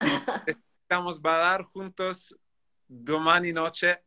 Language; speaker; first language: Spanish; non-native, learner; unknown